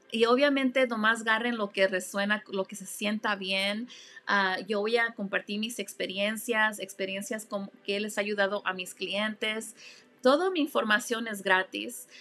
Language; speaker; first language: Spanish; early bilingual, heritage; Spanish